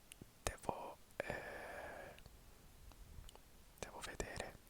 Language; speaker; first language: Italian; early bilingual, heritage; English